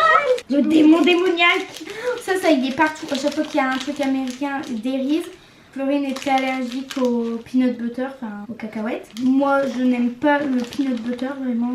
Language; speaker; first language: French; native; French